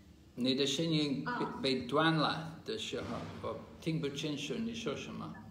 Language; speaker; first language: Chinese; non-native, fluent; English